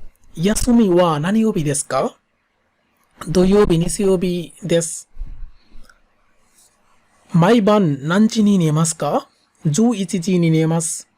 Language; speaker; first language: Japanese; non-native, fluent; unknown